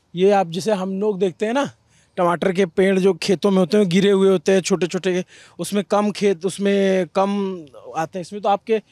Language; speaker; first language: Hindi; native; Hindi